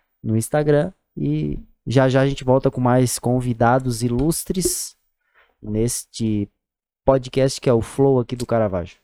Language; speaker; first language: Portuguese; native; Portuguese